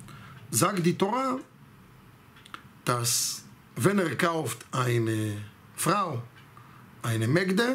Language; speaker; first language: German; non-native, fluent; Hebrew